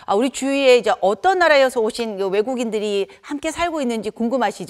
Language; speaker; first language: Korean; native; Korean